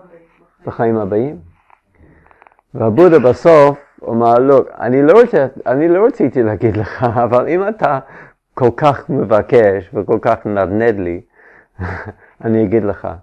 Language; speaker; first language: Hebrew; non-native, fluent; English